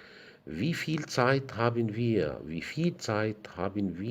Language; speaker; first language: German; non-native, fluent; Arabic